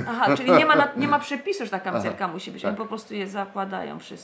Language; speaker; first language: Polish; native; Polish